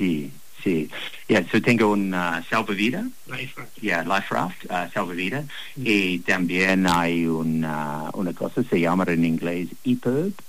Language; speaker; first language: Spanish; non-native, learner; English